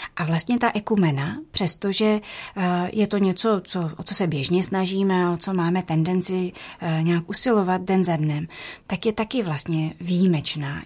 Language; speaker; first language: Czech; native; Czech